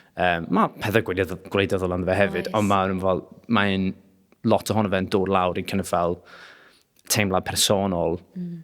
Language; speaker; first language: Welsh; non-native, local second language; English